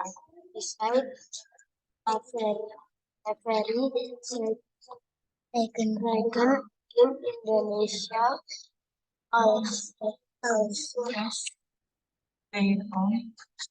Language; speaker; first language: English; non-native, learner; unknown